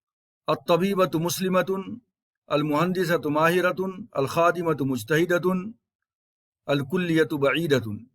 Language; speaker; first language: Arabic; non-native, fluent; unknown